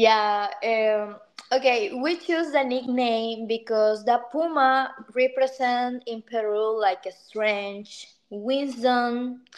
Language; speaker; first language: English; non-native, learner; Spanish